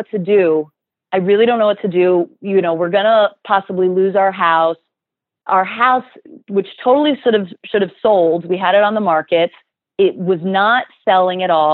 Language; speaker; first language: English; native; English